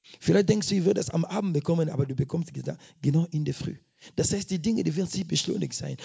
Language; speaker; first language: German; non-native, fluent; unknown